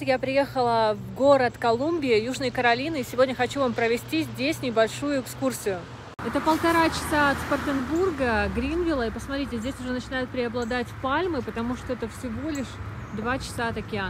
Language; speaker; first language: Russian; native; Russian